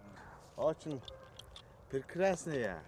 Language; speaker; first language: Russian; non-native, learner; Mongolian